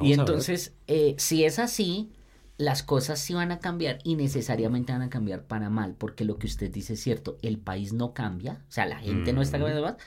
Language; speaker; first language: Spanish; native; Spanish